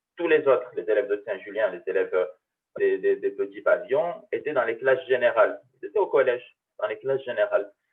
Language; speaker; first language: French; early bilingual, other home language; Arabic